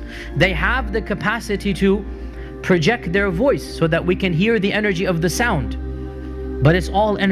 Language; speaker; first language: English; native; English